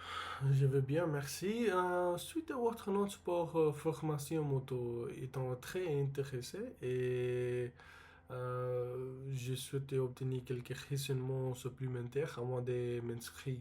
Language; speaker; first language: French; non-native, learner; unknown